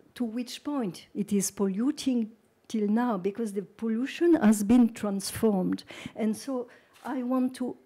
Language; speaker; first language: English; non-native, fluent; French